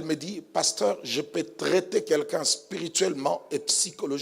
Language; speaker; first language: French; non-native, local second language; Lingala